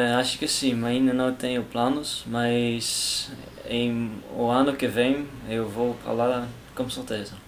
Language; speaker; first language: Portuguese; non-native, learner; Dutch